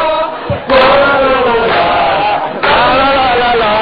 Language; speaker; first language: Chinese; native; Chinese